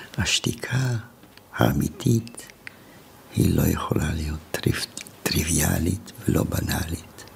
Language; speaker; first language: Hebrew; non-native, fluent; German